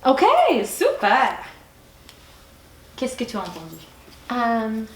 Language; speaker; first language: French; non-native, fluent; English